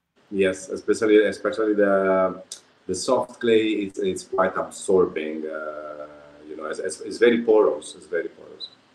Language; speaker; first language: English; non-native, fluent; Italian